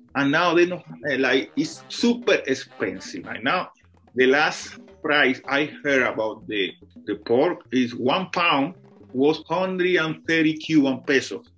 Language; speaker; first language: English; non-native, fluent; Spanish